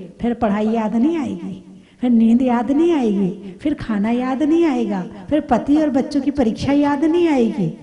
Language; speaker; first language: Hindi; native; Hindi